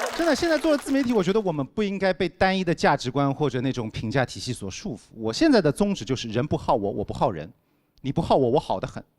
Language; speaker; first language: Chinese; native; Chinese